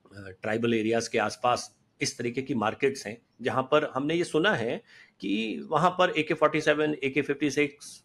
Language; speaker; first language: Hindi; native; Hindi